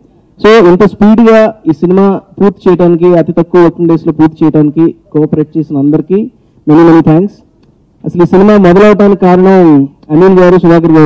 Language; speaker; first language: Telugu; native; Telugu